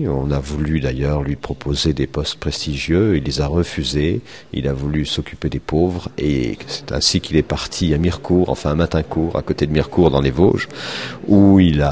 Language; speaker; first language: French; native; French